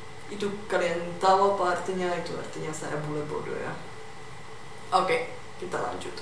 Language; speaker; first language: Indonesian; non-native, fluent; Czech